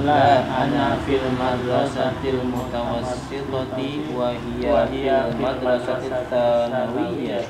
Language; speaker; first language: Arabic; non-native, learner; Indonesian